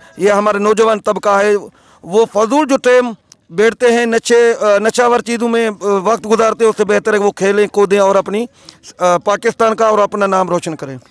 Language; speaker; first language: Urdu; non-native, local second language; Sindhi